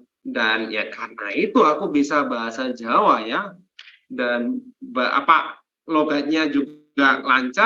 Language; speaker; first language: Indonesian; non-native, fluent; English